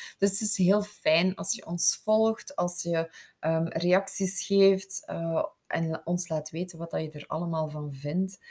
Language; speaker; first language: Dutch; native; Dutch